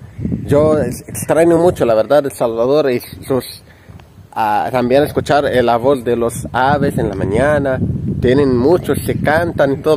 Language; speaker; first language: Spanish; non-native, fluent; Arabic